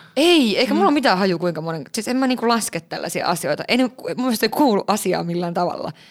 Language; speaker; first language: Finnish; early bilingual, heritage; Finnish